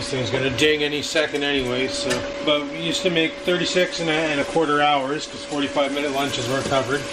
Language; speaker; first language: English; native; English